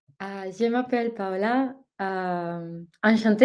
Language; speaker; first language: French; non-native, learner; Spanish